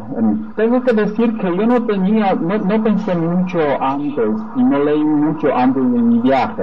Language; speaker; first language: Spanish; non-native, fluent; Polish